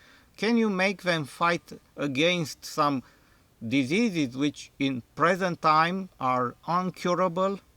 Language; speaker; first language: English; non-native, fluent; Romanian